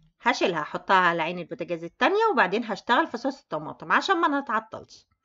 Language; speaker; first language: Arabic; native; Arabic